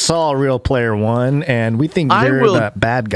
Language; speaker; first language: English; native; English